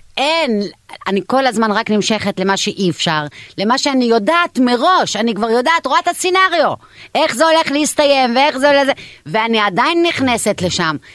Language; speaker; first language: Hebrew; non-native, local second language; Arabic